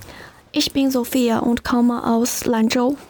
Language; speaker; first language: German; non-native, learner; Chinese